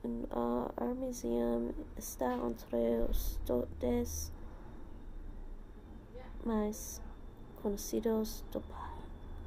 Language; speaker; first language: Spanish; non-native, learner; English